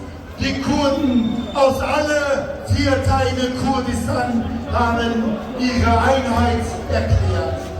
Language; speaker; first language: German; non-native, fluent; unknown